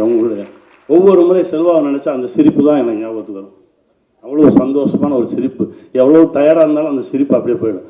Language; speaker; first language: Tamil; native; Tamil